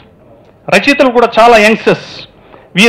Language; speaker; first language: Telugu; native; Telugu